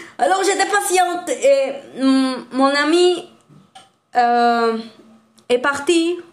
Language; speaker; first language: French; non-native, learner; Spanish